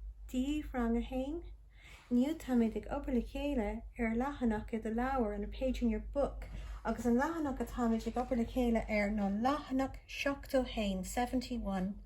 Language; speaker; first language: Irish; non-native, local second language; English